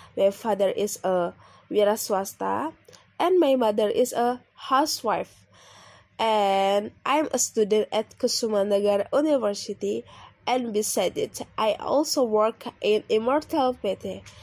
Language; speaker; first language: English; non-native, learner; Indonesian